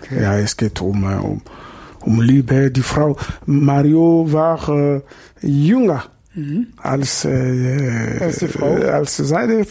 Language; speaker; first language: German; non-native, learner; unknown